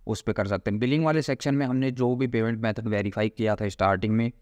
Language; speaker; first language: Hindi; native; Hindi